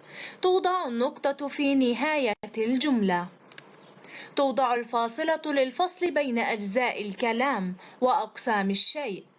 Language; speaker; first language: Arabic; native; Arabic